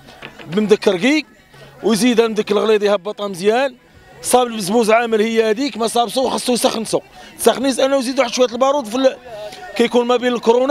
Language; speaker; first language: Arabic; native; Arabic